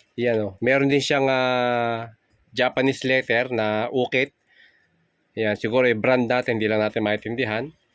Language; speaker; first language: Filipino; native; Filipino